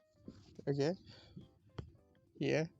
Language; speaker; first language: English; non-native, learner; Bangla